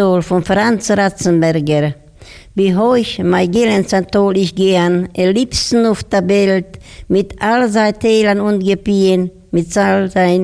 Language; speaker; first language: German; non-native, fluent; Slovak